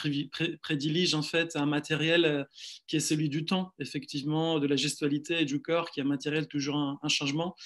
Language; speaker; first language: French; non-native, fluent; Italian